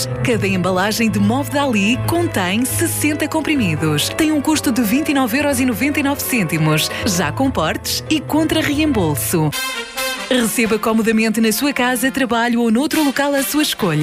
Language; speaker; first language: Portuguese; native; Portuguese